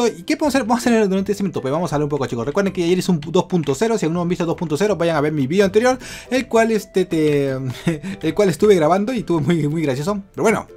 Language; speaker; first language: Spanish; native; Spanish